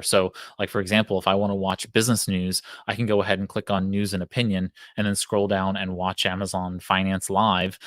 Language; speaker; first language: English; native; English